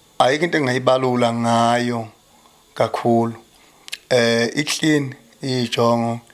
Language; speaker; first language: Zulu; native; Zulu